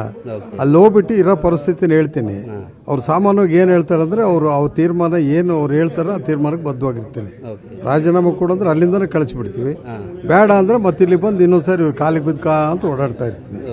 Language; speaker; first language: Kannada; native; Kannada